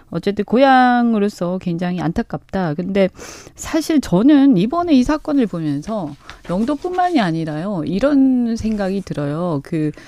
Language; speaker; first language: Korean; native; Korean